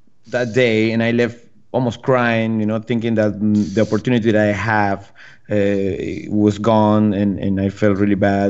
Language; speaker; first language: English; non-native, fluent; Spanish